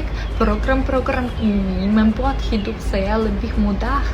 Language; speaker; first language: Indonesian; non-native, fluent; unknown